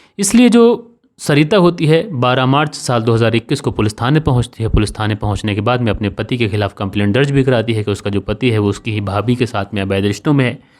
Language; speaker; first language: Hindi; native; Hindi